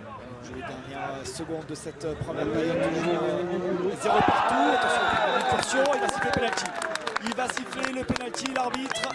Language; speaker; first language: French; native; French